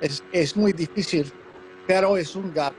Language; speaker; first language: Spanish; non-native, learner; English